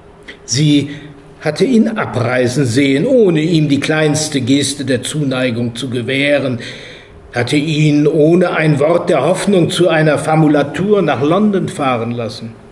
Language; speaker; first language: German; native; German